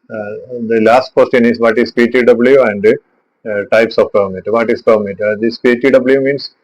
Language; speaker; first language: English; non-native, local second language; Malayalam